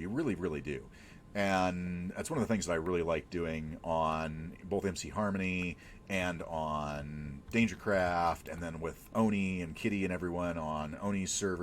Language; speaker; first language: English; native; English